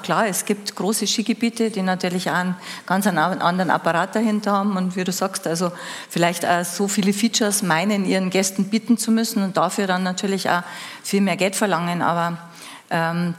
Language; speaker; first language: German; native; German